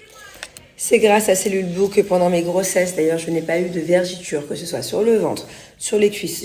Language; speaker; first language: French; native; French